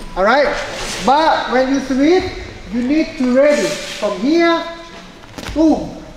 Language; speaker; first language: English; non-native, learner; Thai